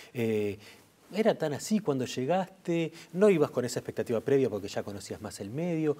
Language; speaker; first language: Spanish; native; Spanish